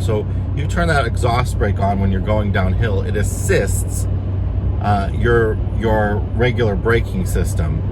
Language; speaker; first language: English; native; English